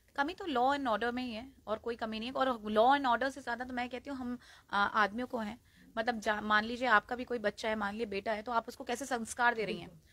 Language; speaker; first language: Hindi; native; Hindi